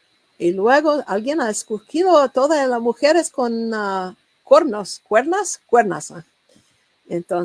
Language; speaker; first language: Spanish; non-native, learner; English